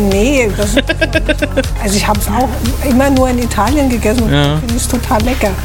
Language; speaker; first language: German; native; German